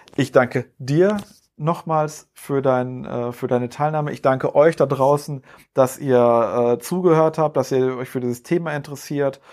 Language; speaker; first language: German; native; German